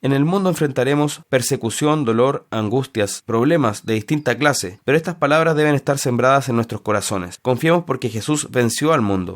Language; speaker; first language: Spanish; native; Spanish